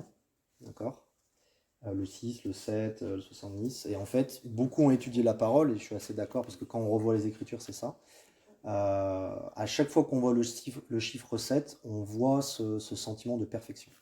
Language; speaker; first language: French; native; French